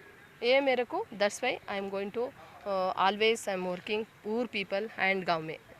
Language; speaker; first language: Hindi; non-native, local second language; Kannada